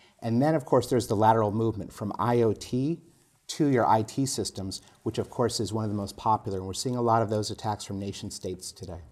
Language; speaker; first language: English; native; English